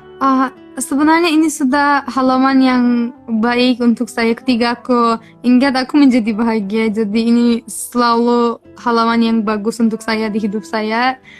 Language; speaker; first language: Indonesian; non-native, fluent; Turkish